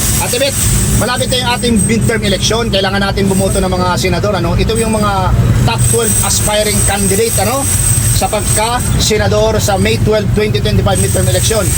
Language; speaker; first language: Filipino; non-native, local second language; Bikol